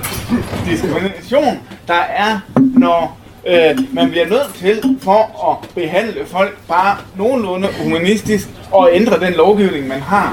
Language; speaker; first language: Danish; native; Danish